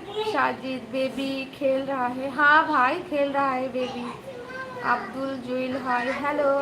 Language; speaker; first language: Hindi; non-native, local second language; Bangla